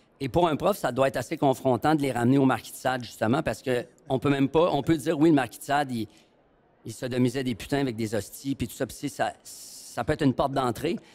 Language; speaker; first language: French; native; French